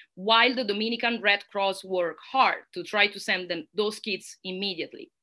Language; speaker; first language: English; non-native, fluent; Italian